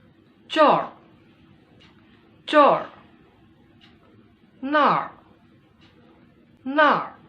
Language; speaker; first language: Chinese; non-native, fluent; Indonesian